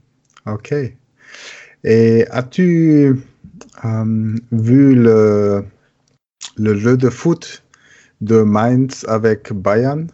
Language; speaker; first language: French; non-native, learner; German